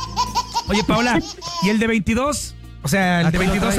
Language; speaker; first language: Spanish; native; Spanish